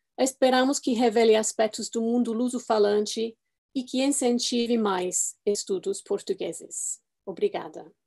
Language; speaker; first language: Portuguese; non-native, fluent; English